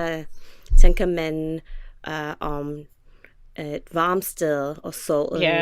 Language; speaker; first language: Danish; non-native, learner; English